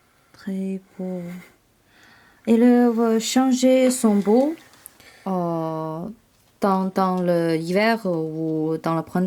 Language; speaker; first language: French; non-native, learner; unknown